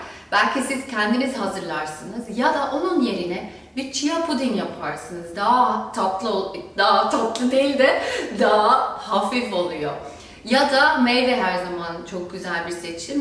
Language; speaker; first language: Turkish; non-native, fluent; German